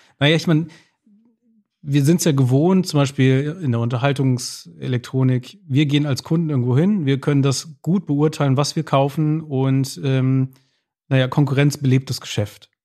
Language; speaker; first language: German; native; German